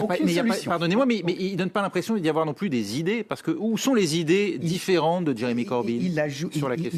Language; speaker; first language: French; native; French